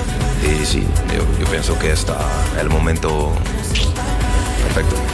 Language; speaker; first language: Spanish; non-native, learner; French